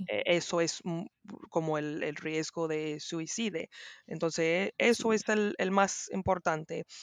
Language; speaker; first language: Spanish; non-native, learner; English